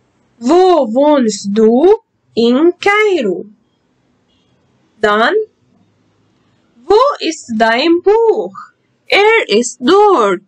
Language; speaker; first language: German; non-native, fluent; Arabic